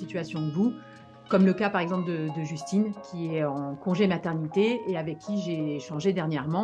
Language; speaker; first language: French; native; French